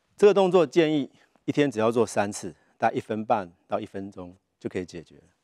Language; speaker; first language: Chinese; native; Chinese